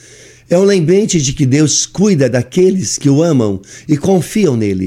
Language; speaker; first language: Portuguese; native; Portuguese